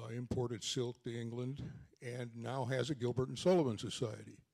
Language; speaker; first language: English; native; English